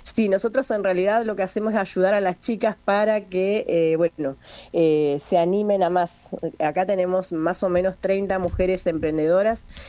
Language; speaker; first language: Spanish; native; Spanish